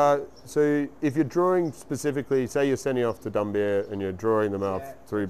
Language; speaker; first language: English; native; English